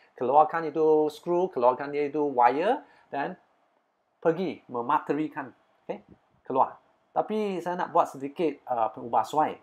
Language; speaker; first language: Malay; non-native, local second language; Chinese